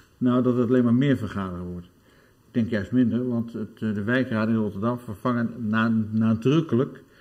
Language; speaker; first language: Dutch; native; Dutch